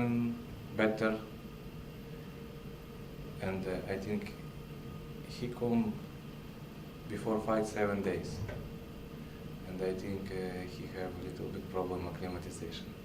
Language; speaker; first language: English; non-native, learner; Russian